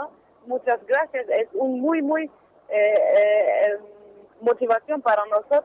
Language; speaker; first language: Spanish; non-native, learner; Kurdish